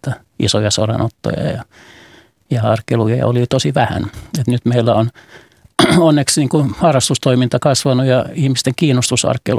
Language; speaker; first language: Finnish; native; Finnish